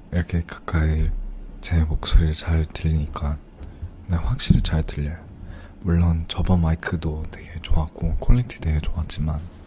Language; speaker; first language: Korean; non-native, fluent; English